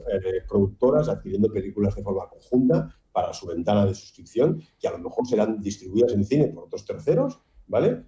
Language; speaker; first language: Spanish; native; Spanish